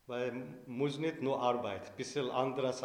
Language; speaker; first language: German; non-native, learner; Turkish